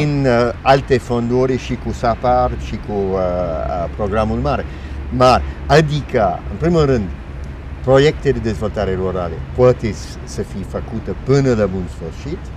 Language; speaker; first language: Romanian; non-native, fluent; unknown